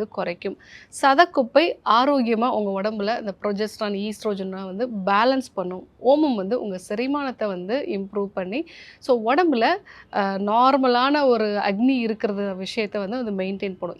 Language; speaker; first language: Tamil; native; Tamil